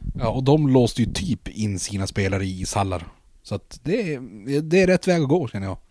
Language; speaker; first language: Swedish; native; Swedish